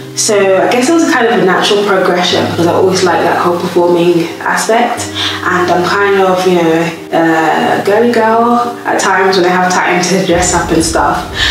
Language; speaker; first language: English; native; English